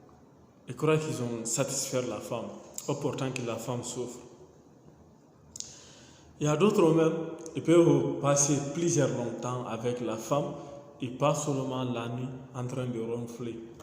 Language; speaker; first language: French; non-native, local second language; Mandingo